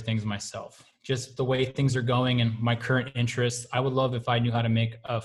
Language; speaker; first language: English; native; English